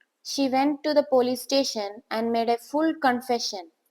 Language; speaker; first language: English; non-native, local second language; Malayalam